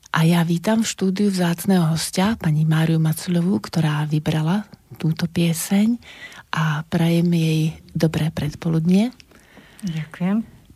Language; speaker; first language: Slovak; native; Slovak